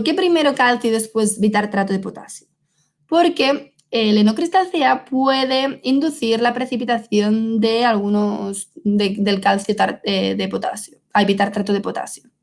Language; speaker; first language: Spanish; native; Spanish